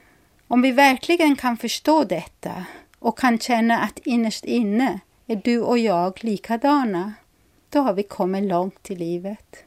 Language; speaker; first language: Swedish; non-native, fluent; English